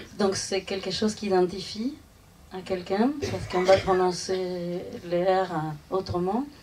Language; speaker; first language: French; non-native, fluent; Spanish